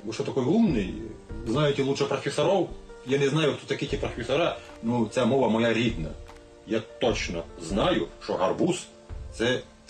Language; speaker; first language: Russian; non-native, local second language; Ukrainian